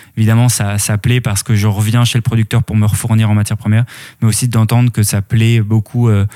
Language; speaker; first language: French; native; French